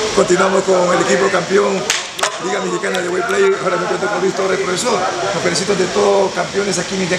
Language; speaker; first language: Spanish; native; Spanish